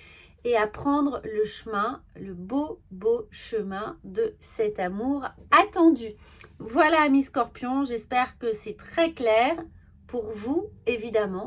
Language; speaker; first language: French; native; French